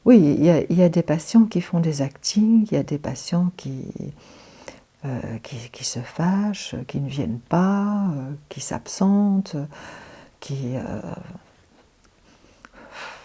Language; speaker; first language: French; native; French